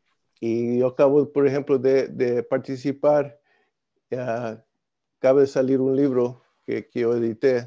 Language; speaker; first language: Spanish; non-native, fluent; English